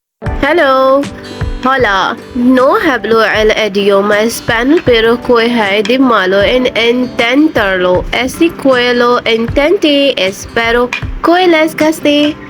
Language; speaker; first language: Spanish; non-native, learner; Urdu